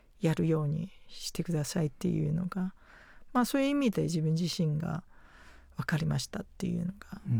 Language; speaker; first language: Japanese; non-native, fluent; Chinese